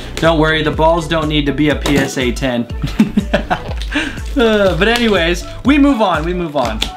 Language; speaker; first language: English; native; English